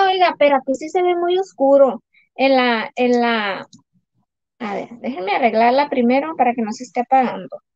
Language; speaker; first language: Spanish; native; Spanish